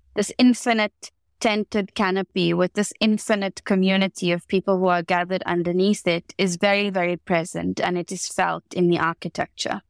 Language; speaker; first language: English; native; English